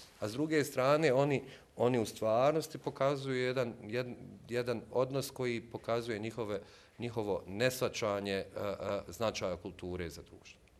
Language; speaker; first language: Bosnian; native; Bosnian